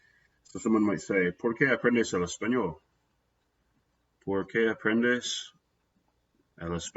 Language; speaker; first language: Spanish; non-native, fluent; English